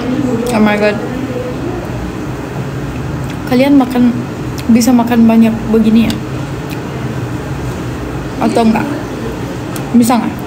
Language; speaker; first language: Indonesian; non-native, learner; Turkish